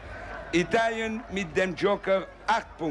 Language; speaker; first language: German; non-native, local second language; Italian